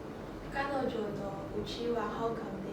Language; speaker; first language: Japanese; non-native, learner; English